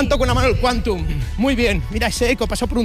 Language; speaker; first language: Spanish; native; Spanish